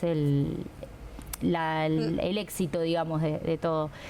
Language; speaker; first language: Spanish; native; Spanish